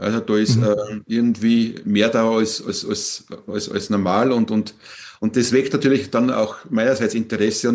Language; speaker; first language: German; native; German